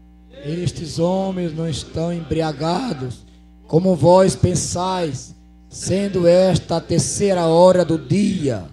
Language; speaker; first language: Portuguese; native; Portuguese